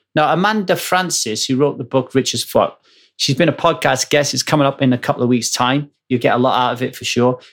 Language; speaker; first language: English; native; English